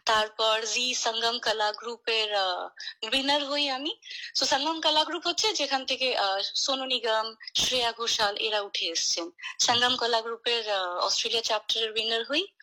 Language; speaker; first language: Bangla; native; Bangla